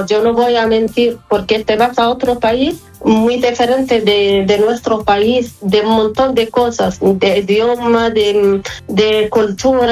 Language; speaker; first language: Spanish; non-native, learner; Arabic